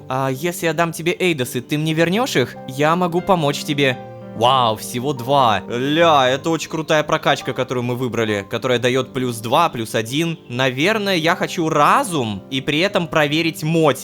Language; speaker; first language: Russian; native; Russian